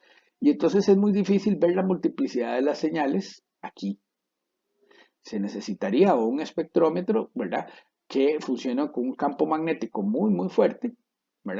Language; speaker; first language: Spanish; native; Spanish